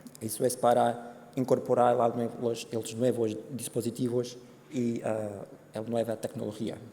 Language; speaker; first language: Spanish; non-native, fluent; Portuguese